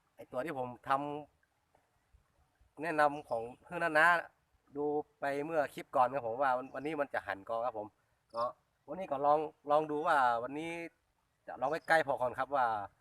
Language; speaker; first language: Thai; native; Thai